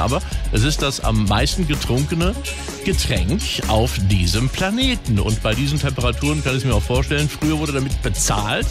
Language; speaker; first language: German; native; German